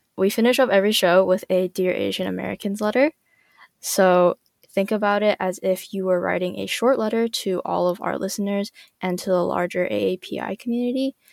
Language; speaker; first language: English; native; English